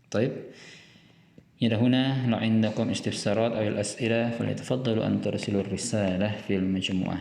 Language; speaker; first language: Arabic; non-native, fluent; Indonesian